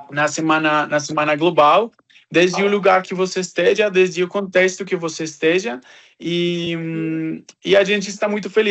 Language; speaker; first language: Portuguese; non-native, fluent; Spanish